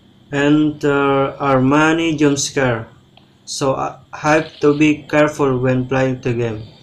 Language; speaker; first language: English; non-native, learner; Indonesian